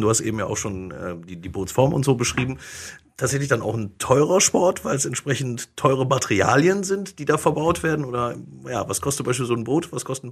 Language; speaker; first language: German; native; German